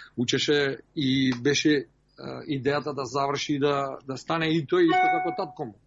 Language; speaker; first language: Macedonian; early bilingual, heritage; Macedonian